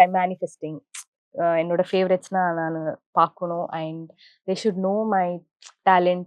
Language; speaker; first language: Tamil; non-native, local second language; Kannada